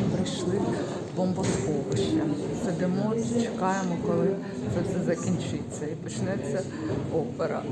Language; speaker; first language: Ukrainian; native; Ukrainian